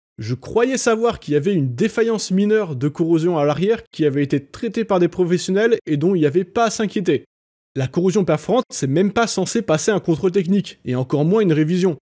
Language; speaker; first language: French; native; French